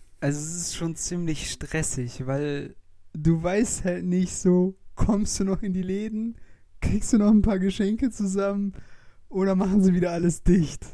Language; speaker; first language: German; native; German